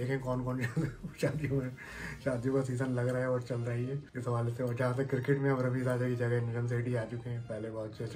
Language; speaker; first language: Urdu; native; Urdu